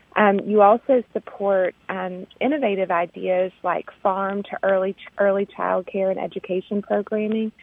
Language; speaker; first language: English; native; English